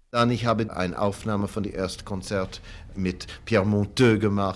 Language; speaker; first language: German; non-native, learner; English